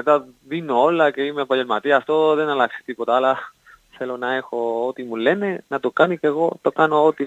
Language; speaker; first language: Greek; non-native, fluent; Spanish